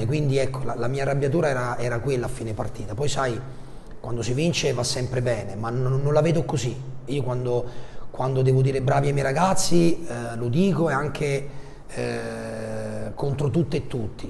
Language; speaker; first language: Italian; native; Italian